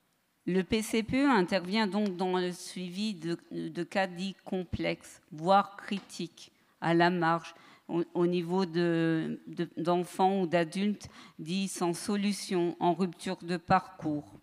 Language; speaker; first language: French; native; French